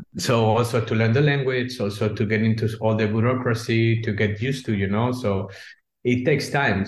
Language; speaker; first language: English; non-native, fluent; Spanish